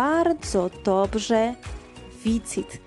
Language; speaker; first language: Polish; non-native, fluent; Georgian